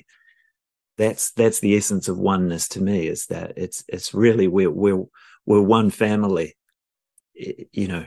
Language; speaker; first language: English; native; English